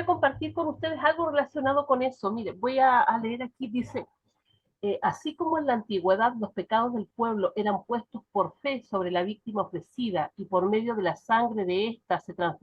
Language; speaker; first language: Spanish; native; Spanish